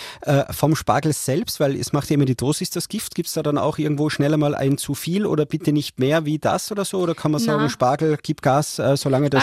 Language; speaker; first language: German; native; German